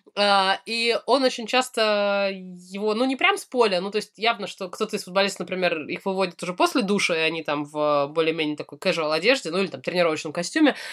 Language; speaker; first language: Russian; native; Russian